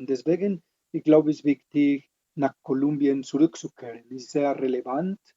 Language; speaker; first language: German; non-native, fluent; Spanish